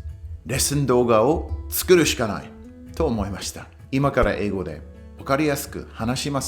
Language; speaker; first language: Japanese; non-native, fluent; English